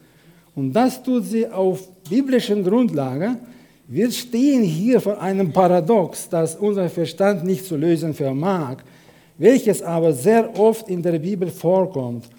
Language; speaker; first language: German; non-native, fluent; Russian